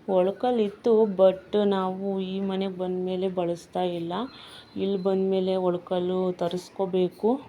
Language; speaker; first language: Kannada; non-native, local second language; Lambadi